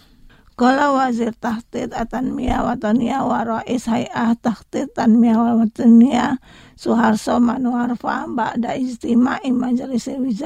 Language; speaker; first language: Arabic; non-native, fluent; Indonesian